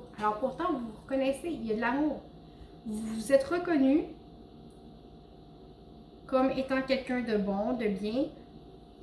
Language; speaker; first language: French; native; French